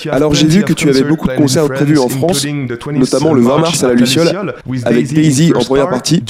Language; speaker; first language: French; native; French